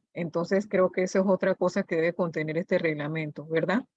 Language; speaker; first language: Spanish; native; Spanish